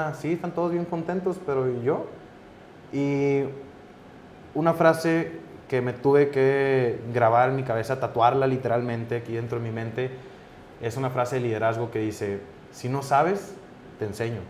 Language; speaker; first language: Spanish; native; Spanish